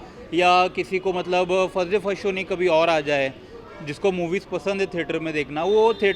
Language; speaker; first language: Hindi; native; Hindi